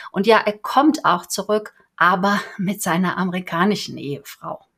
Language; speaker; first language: German; native; German